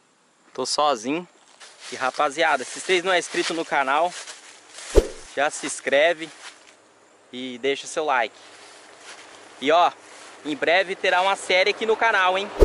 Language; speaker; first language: Portuguese; native; Portuguese